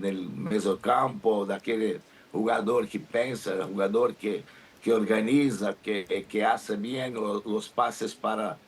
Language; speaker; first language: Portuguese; non-native, learner; Spanish